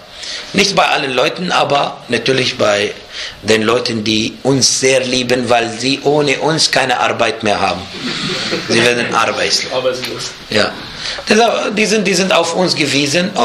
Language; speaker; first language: German; non-native, fluent; Arabic